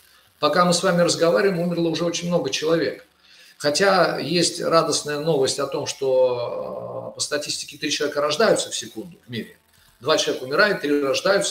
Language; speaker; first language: Russian; native; Russian